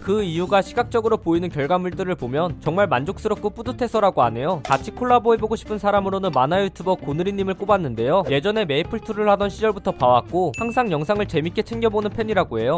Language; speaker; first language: Korean; native; Korean